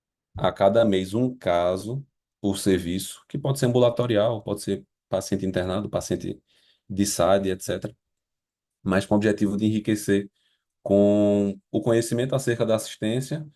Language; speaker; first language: Portuguese; native; Portuguese